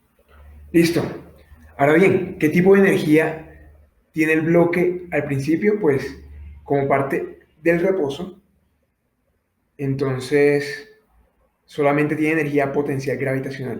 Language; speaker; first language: Spanish; native; Spanish